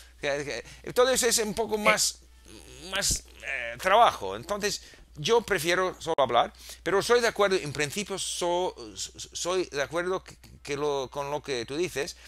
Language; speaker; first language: Spanish; non-native, fluent; English